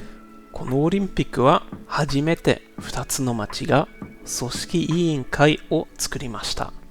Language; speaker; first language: Japanese; non-native, learner; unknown